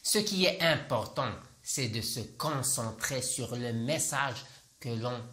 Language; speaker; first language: French; non-native, local second language; Arabic